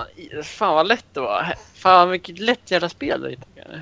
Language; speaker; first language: Swedish; native; Swedish